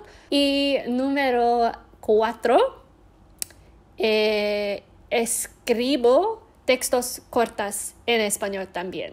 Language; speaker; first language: Spanish; non-native, learner; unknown